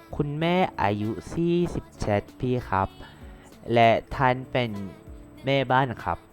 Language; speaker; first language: Thai; non-native, learner; Malay